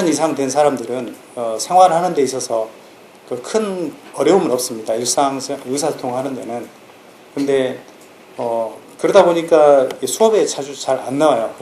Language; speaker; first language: Korean; native; Korean